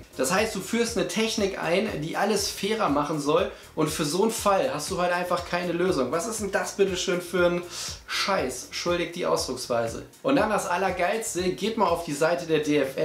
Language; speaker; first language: German; native; German